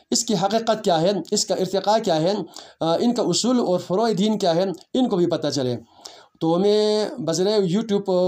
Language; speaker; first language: Urdu; non-native, local second language; Balti